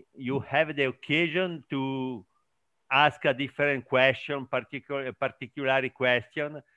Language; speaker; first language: English; non-native, learner; Italian